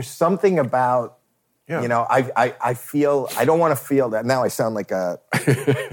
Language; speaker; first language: English; native; English